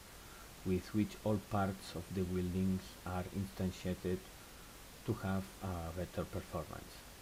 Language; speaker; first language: English; non-native, fluent; Spanish